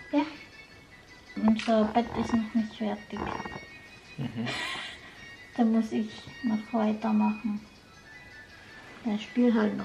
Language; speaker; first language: German; non-native, learner; Filipino